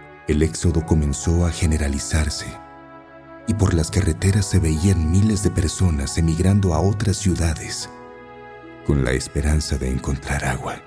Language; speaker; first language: Spanish; native; Spanish